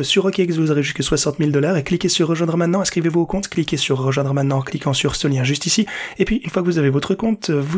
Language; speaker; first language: French; native; French